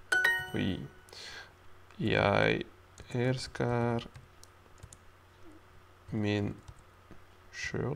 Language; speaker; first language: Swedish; non-native, learner; French